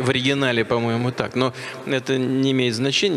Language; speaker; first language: Russian; native; Russian